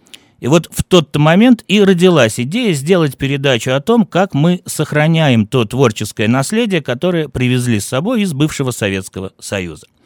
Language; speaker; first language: Russian; native; Russian